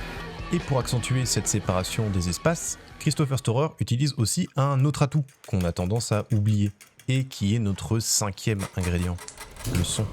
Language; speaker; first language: French; native; French